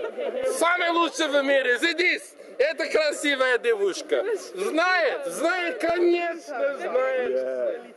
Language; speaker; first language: Russian; non-native, learner; English